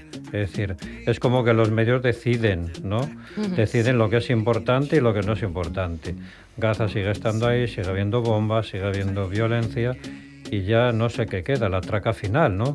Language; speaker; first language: Spanish; native; Spanish